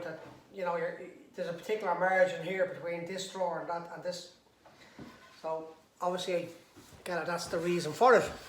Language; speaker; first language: English; native; English